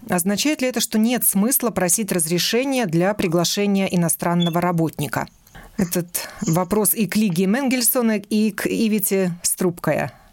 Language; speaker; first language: Russian; native; Russian